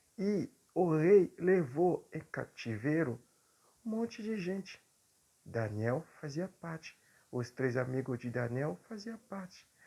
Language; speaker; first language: Portuguese; non-native, fluent; Haitian Creole